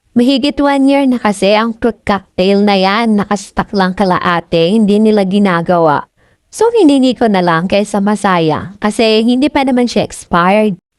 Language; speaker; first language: Filipino; non-native, local second language; Bikol